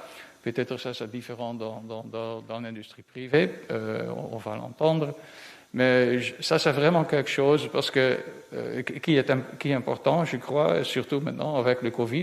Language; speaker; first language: French; non-native, fluent; Dutch